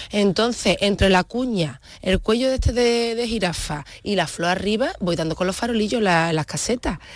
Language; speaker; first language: Spanish; native; Spanish